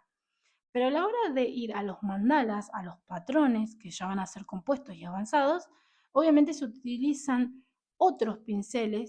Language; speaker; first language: Spanish; native; Spanish